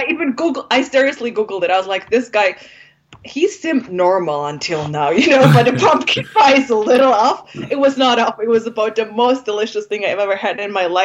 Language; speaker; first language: English; non-native, fluent; Polish